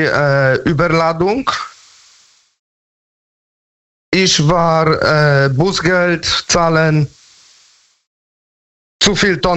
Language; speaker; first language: German; non-native, learner; Polish